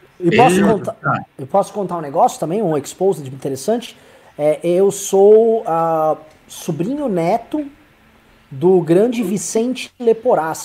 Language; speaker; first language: Portuguese; native; Portuguese